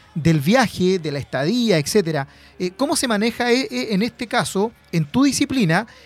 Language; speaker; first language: Spanish; native; Spanish